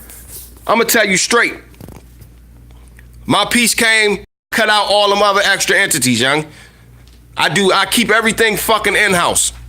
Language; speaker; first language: English; native; English